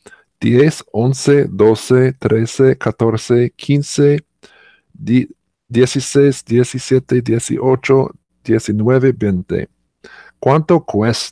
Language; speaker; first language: Spanish; non-native, learner; English